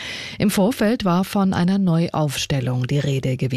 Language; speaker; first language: German; native; German